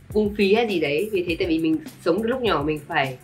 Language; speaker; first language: Vietnamese; early bilingual, other home language; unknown